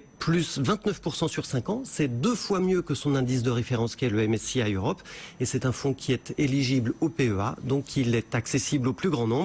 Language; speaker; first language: French; native; French